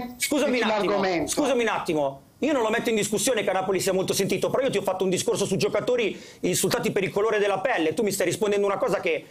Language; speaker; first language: Italian; native; Italian